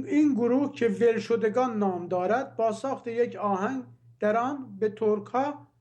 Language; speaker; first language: Persian; non-native, local second language; Azerbaijani